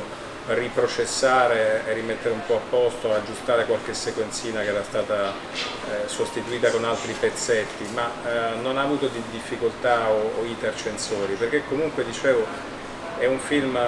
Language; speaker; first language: Italian; native; Italian